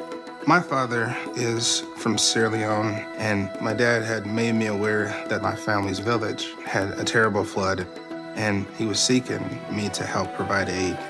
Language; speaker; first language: English; early bilingual, other home language; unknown